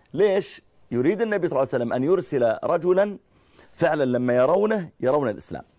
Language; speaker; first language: Arabic; native; Arabic